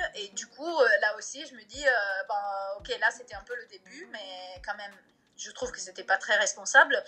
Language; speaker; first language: French; non-native, fluent; Italian